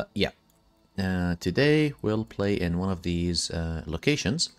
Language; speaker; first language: English; non-native, fluent; Arabic